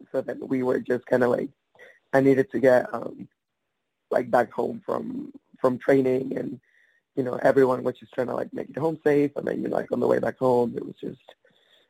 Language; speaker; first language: English; non-native, fluent; Spanish